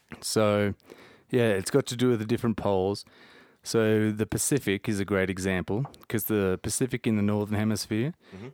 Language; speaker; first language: English; native; English